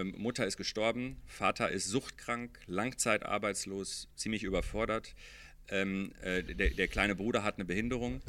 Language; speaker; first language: German; early bilingual, other home language; Arabic